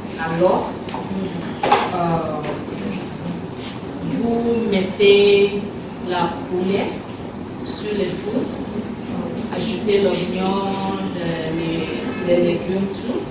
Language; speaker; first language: French; non-native, learner; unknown